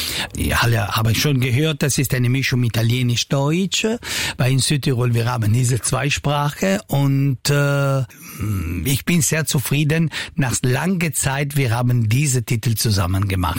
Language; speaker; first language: German; non-native, local second language; Italian